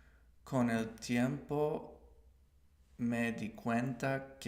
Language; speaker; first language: Spanish; non-native, learner; English